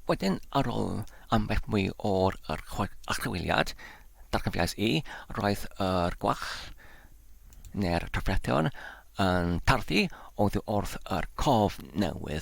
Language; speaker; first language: Welsh; non-native, learner; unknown